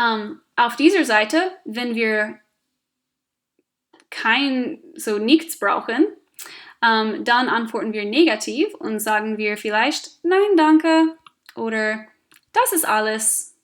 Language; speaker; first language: German; non-native, fluent; English